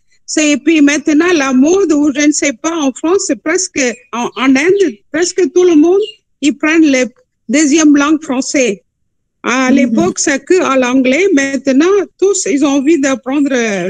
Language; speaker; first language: French; non-native, fluent; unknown